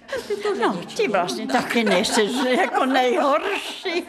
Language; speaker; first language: Czech; non-native, fluent; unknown